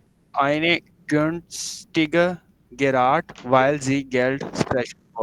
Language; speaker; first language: German; non-native, learner; Urdu